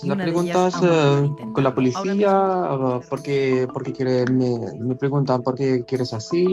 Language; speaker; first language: Spanish; non-native, learner; Arabic